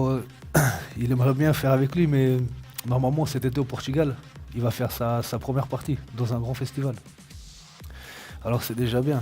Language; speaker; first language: French; native; French